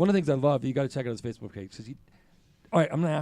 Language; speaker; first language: English; native; English